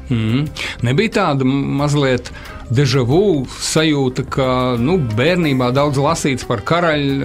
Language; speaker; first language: Latvian; native; Latvian